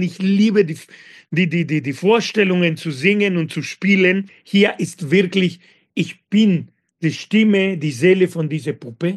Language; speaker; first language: German; non-native, fluent; Spanish